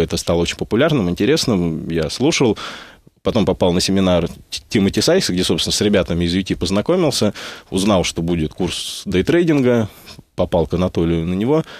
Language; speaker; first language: Russian; native; Russian